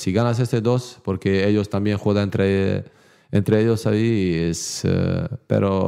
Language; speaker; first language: Spanish; non-native, learner; Bosnian